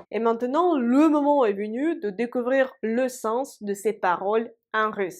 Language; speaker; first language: French; non-native, fluent; Russian